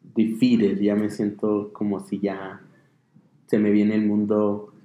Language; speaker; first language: Spanish; early bilingual, heritage; Spanish